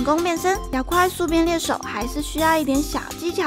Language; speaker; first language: Chinese; native; Chinese